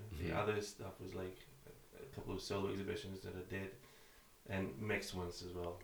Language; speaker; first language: English; non-native, fluent; Greek